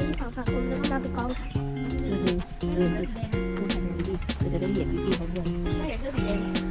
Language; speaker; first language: Thai; native; Thai